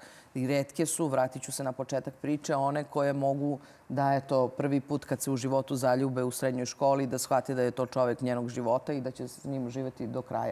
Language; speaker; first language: Serbian; native; Serbian